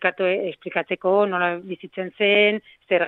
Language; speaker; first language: Basque; non-native, local second language; Spanish